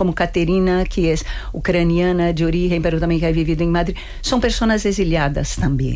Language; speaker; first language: Spanish; non-native, fluent; Portuguese